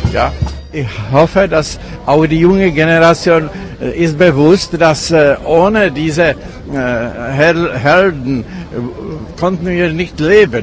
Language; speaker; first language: German; non-native, fluent; Czech